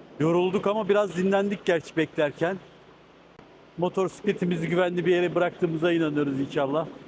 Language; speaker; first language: Turkish; early bilingual, heritage; Turkish